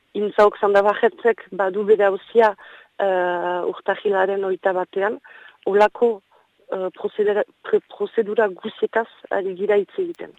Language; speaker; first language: Basque; non-native, local second language; French